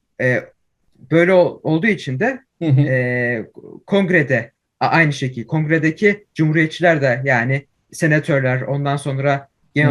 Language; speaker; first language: Turkish; early bilingual, heritage; Turkish